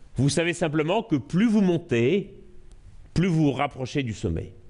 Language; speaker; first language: French; native; French